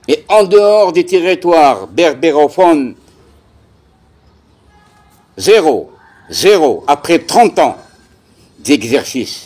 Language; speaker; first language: French; non-native, local second language; Kabyle